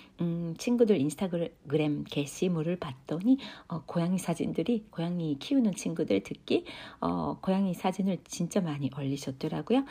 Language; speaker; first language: Korean; non-native, fluent; Japanese